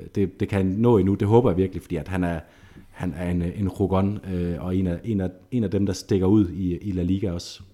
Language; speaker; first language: Danish; native; Danish